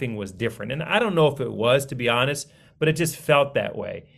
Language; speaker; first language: English; early bilingual, other home language; Hindi